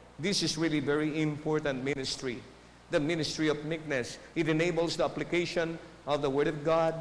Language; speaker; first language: English; non-native, local second language; Filipino